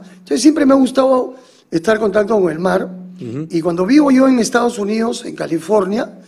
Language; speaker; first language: Spanish; native; Spanish